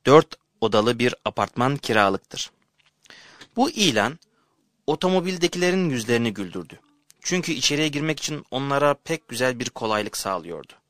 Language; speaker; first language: Turkish; native; Turkish